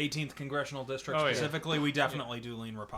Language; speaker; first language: English; native; English